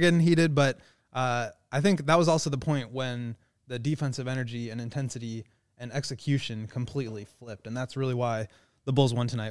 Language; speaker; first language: English; native; English